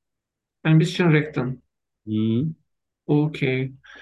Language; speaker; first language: German; non-native, learner; Turkish